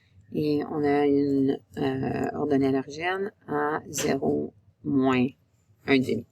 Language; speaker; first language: French; native; French